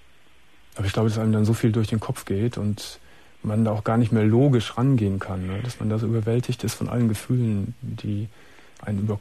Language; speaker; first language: German; native; German